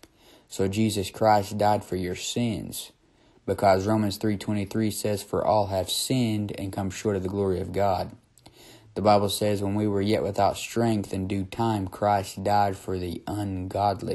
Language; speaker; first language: English; native; English